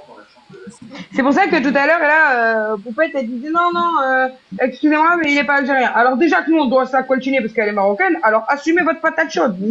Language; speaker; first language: French; native; French